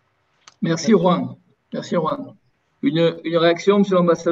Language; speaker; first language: French; native; French